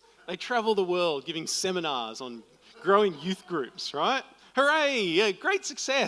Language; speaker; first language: English; native; English